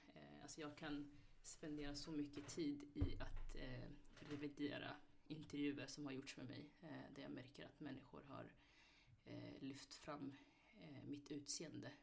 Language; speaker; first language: Swedish; early bilingual, other home language; Somali